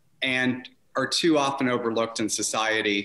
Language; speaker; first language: English; native; English